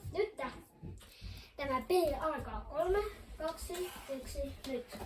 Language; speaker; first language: Finnish; non-native, learner; Estonian